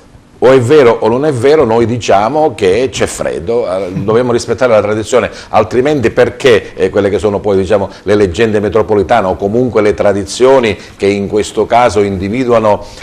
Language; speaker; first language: Italian; native; Italian